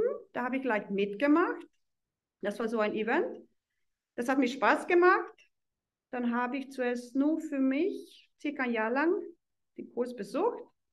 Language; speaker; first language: German; non-native, fluent; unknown